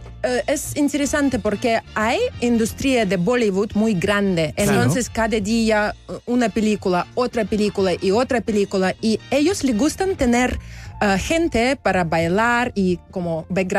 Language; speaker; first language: Spanish; non-native, learner; Belarusian